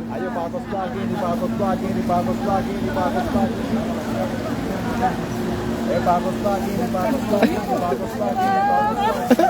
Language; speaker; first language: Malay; non-native, learner; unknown